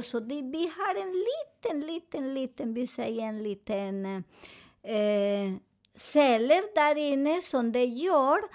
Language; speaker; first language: Swedish; non-native, fluent; Spanish